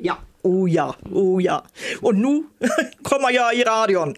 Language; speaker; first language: Swedish; non-native, learner; German